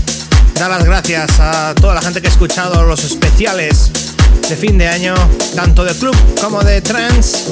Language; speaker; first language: Spanish; native; Spanish